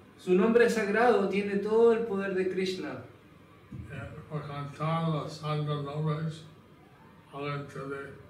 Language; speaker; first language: Spanish; non-native, learner; English